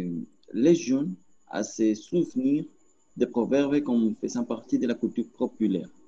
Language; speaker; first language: French; non-native, learner; Spanish